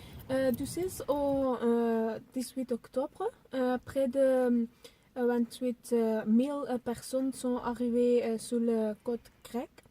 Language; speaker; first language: French; non-native, learner; Dutch